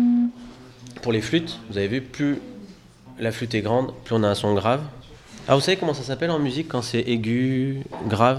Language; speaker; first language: French; native; French